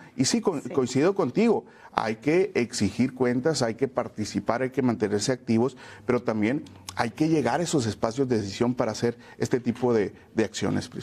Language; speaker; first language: Spanish; native; Spanish